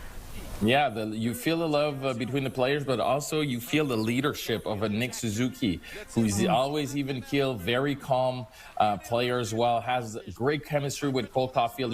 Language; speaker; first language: English; non-native, local second language; French